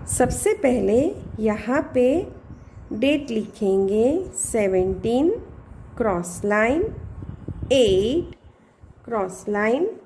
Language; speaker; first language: Hindi; non-native, local second language; Gujarati